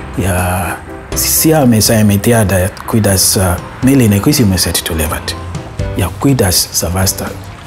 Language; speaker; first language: Estonian; non-native, learner; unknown